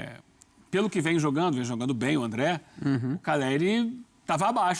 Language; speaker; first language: Portuguese; native; Portuguese